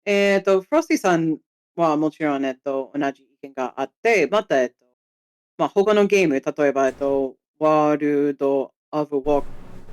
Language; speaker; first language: Japanese; non-native, fluent; English